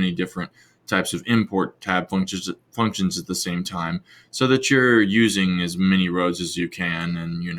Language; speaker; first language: English; native; English